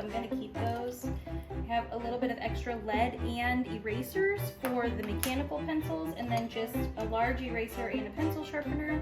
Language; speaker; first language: English; native; English